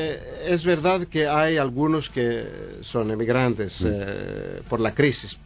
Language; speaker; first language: Spanish; non-native, learner; Greek